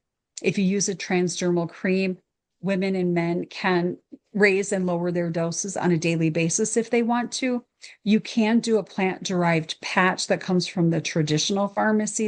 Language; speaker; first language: English; native; English